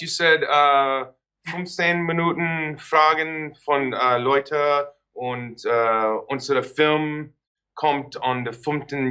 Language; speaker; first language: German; non-native, learner; English